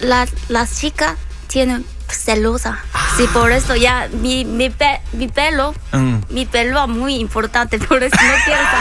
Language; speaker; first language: Spanish; non-native, learner; Korean